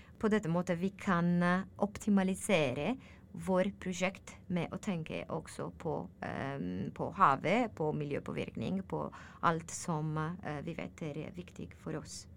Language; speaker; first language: Norwegian; non-native, learner; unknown